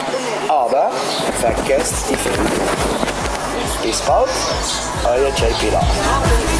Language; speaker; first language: German; native; German